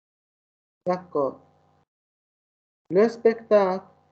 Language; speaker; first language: French; non-native, learner; Arabic